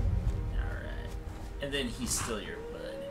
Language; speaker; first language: English; native; English